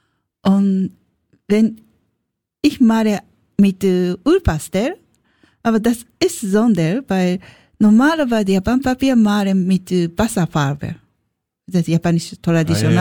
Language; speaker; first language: German; non-native, learner; Japanese